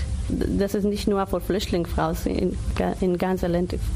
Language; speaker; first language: German; non-native, learner; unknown